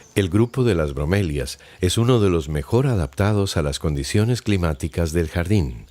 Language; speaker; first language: Spanish; native; Spanish